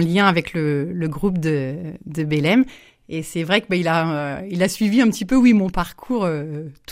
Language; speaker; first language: French; native; French